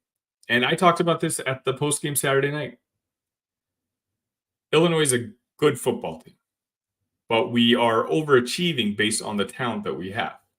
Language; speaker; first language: English; native; English